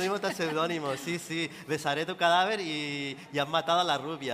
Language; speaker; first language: Spanish; native; Spanish